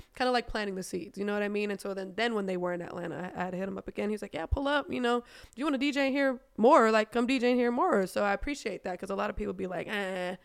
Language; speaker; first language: English; non-native, fluent; German